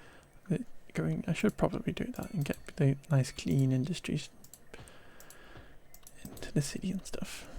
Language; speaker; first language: English; native; English